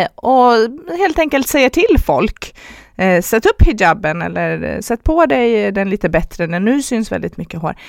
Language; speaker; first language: Swedish; early bilingual, other home language; Persian